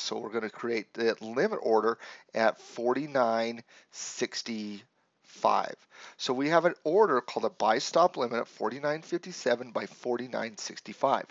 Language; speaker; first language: English; native; English